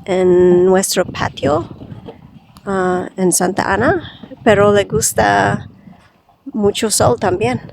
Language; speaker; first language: Spanish; non-native, learner; English